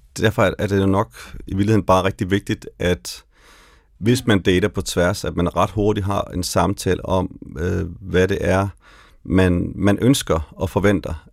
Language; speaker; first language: Danish; native; Danish